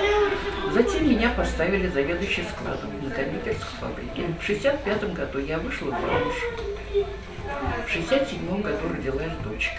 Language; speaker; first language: Russian; native; Russian